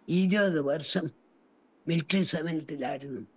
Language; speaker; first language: Malayalam; native; Malayalam